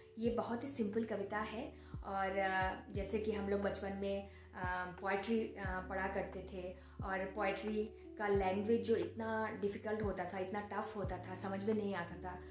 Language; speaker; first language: Hindi; non-native, local second language; Bangla